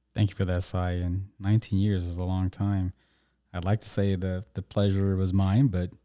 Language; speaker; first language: English; native; English